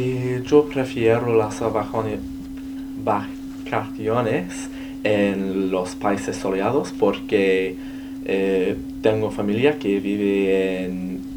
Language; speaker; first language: Spanish; non-native, learner; English